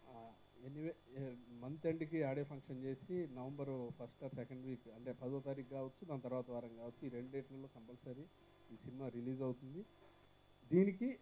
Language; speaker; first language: Telugu; native; Telugu